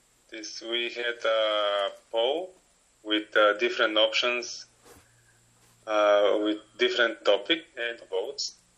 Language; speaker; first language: English; non-native, fluent; Bulgarian